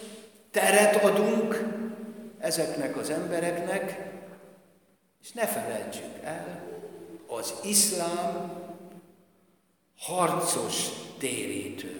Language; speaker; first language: Hungarian; native; Hungarian